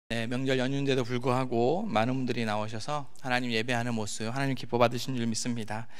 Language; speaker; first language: Korean; native; Korean